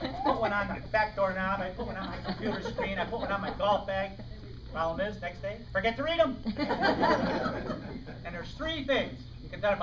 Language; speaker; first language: English; native; English